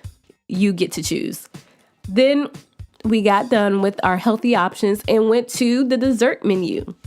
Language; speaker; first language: English; native; English